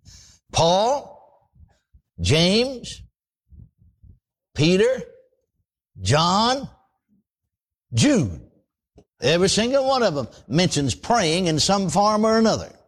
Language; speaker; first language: English; native; English